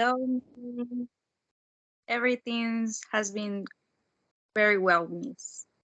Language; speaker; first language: English; non-native, learner; Spanish